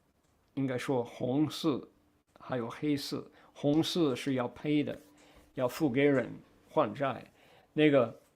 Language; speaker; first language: Chinese; non-native, fluent; English